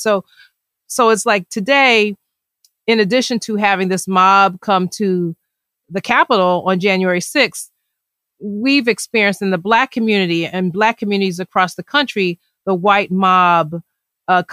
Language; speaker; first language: English; native; English